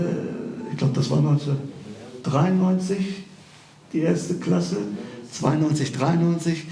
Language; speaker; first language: German; early bilingual, other home language; Kurdish